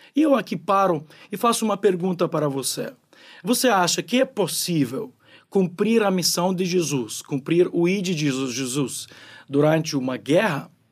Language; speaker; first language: Portuguese; non-native, fluent; Ukrainian